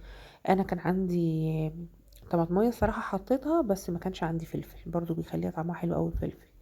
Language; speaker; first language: Arabic; native; Arabic